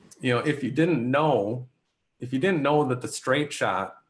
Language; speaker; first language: English; native; English